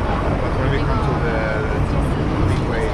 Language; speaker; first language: English; non-native, learner; Swedish